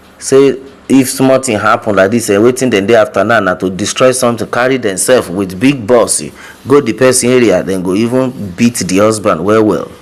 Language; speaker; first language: Nigerian Pidgin; non-native, local second language; Yoruba